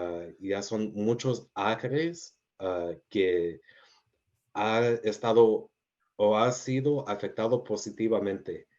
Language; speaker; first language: Spanish; early bilingual, heritage; Spanish